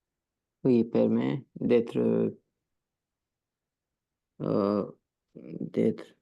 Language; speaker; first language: French; non-native, learner; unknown